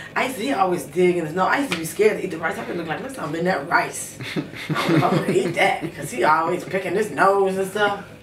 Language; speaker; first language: English; native; English